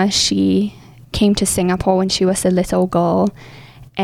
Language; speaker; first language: English; native; English